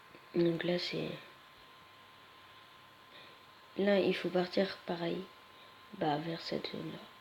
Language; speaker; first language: French; native; French